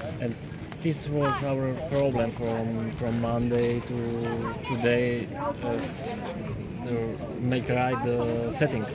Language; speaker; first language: English; non-native, learner; Slovak